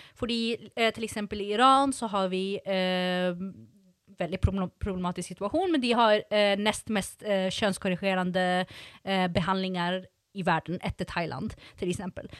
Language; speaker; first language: Norwegian; non-native, fluent; Swedish